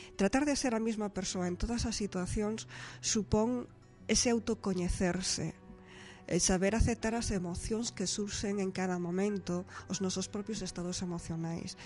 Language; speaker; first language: Galician; non-native, local second language; Spanish